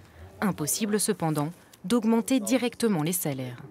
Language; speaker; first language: French; native; French